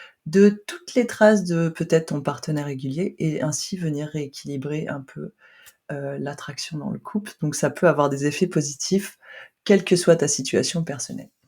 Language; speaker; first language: French; native; French